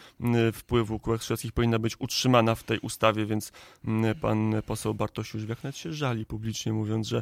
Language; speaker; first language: Polish; native; Polish